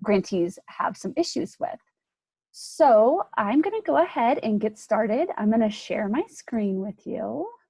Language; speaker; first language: English; native; English